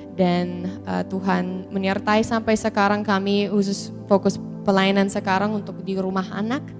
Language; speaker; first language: Indonesian; non-native, fluent; English